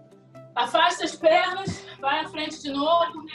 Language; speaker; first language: Portuguese; native; Portuguese